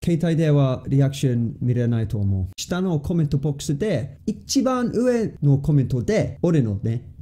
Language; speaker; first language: Japanese; non-native, fluent; English